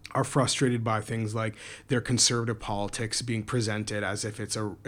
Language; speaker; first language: English; native; English